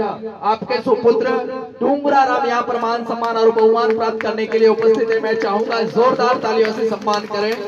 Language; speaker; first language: Hindi; native; Hindi